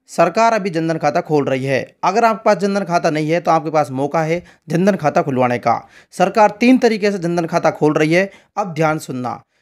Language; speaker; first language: Hindi; native; Hindi